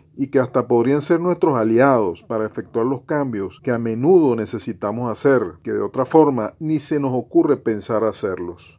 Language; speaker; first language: Spanish; native; Spanish